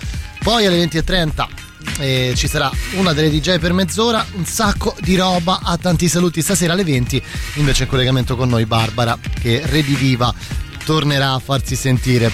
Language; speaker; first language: Italian; native; Italian